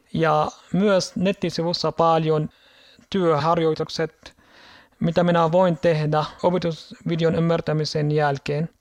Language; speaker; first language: Finnish; non-native, learner; Arabic